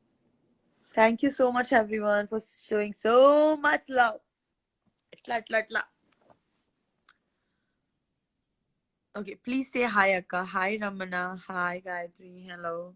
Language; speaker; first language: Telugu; non-native, learner; Gujarati